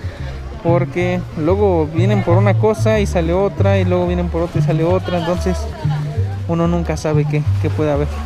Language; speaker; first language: Spanish; native; Spanish